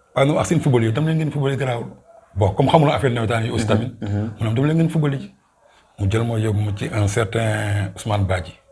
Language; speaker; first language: Wolof; native; Wolof